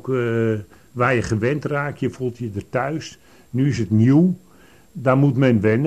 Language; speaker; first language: Dutch; native; Dutch